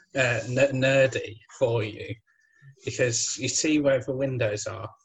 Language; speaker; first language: English; native; English